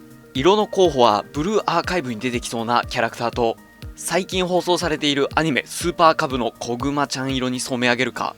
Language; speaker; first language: Japanese; native; Japanese